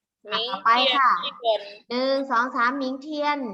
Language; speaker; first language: Chinese; non-native, learner; Thai